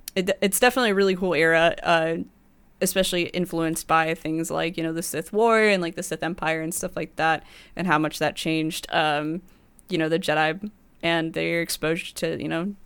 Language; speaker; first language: English; early bilingual, other home language; Spanish